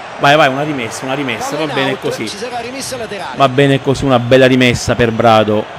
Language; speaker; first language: Italian; native; Italian